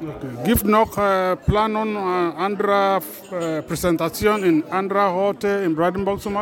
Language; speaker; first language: German; non-native, fluent; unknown